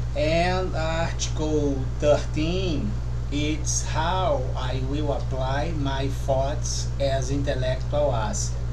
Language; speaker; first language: English; non-native, learner; Portuguese